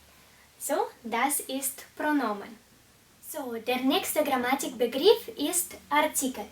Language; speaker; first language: German; non-native, fluent; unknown